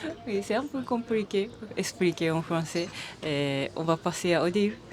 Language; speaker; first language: French; non-native, learner; Japanese